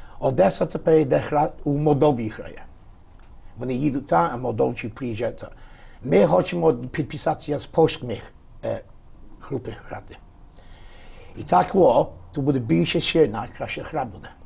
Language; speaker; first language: Polish; non-native, learner; Ukrainian